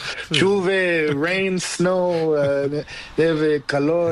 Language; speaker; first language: Spanish; non-native, learner; Portuguese